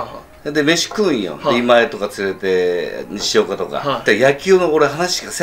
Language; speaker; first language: Japanese; native; Japanese